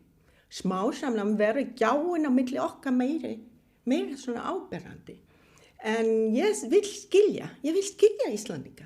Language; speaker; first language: Icelandic; non-native, fluent; Vietnamese